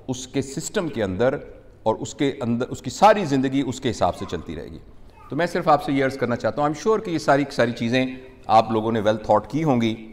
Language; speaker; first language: Urdu; non-native, local second language; Punjabi